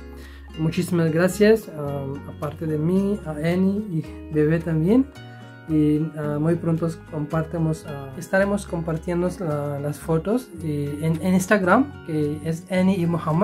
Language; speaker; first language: Spanish; non-native, learner; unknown